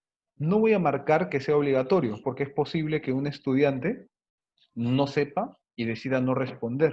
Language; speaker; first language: Spanish; native; Spanish